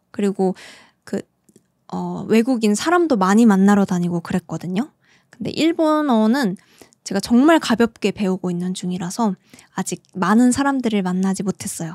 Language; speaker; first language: Korean; native; Korean